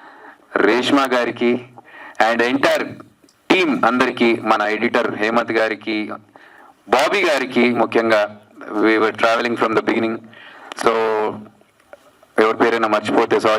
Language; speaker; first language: Telugu; native; Telugu